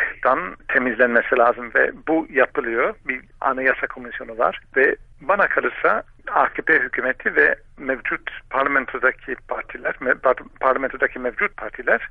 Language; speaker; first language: Turkish; non-native, fluent; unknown